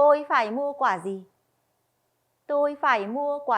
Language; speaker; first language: Vietnamese; non-native, fluent; Korean